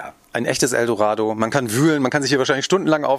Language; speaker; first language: German; native; German